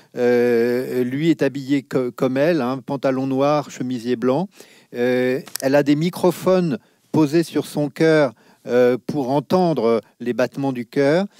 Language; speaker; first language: French; native; French